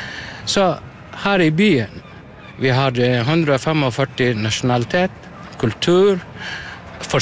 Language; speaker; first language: Norwegian; non-native, learner; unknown